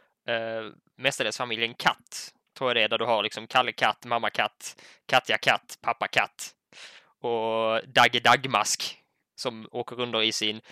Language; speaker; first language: Swedish; native; Swedish